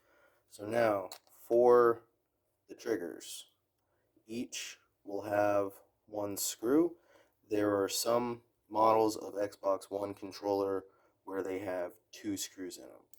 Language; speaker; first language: English; native; English